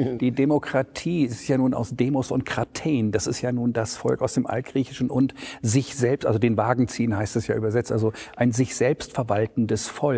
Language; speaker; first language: German; native; German